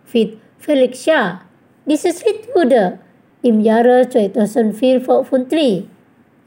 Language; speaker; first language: German; non-native, fluent; Indonesian